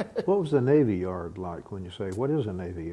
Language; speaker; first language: English; native; English